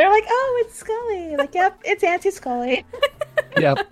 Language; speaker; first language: English; native; English